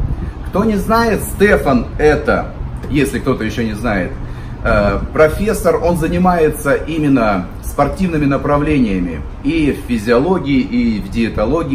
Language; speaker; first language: Russian; native; Russian